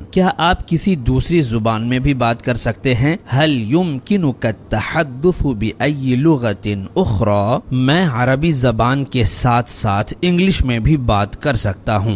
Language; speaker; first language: Urdu; native; Urdu